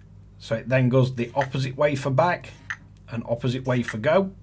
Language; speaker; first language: English; native; English